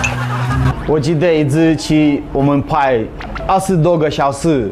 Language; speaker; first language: Chinese; non-native, learner; Russian